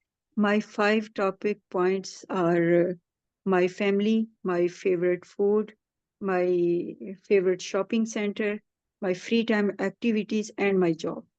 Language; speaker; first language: English; non-native, learner; Urdu